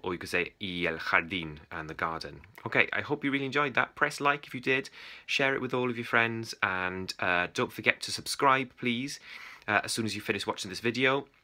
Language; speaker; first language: English; native; English